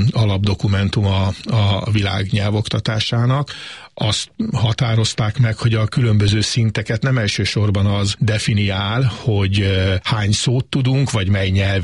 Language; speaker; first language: Hungarian; native; Hungarian